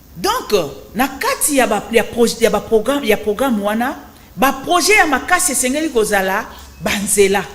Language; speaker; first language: Lingala; native; Lingala